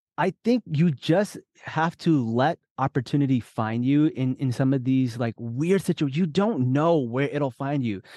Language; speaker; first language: English; early bilingual, other home language; Urdu